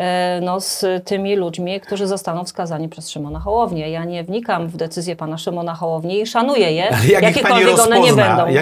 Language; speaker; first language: Polish; native; Polish